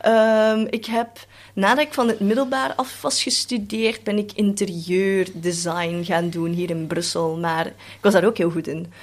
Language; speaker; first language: Dutch; early bilingual, other home language; Cantonese